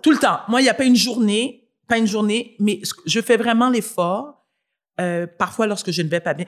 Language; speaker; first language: French; native; French